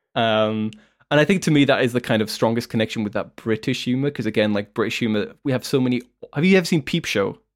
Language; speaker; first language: English; native; English